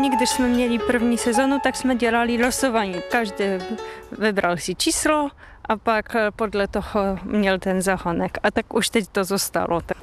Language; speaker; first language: Czech; non-native, fluent; Polish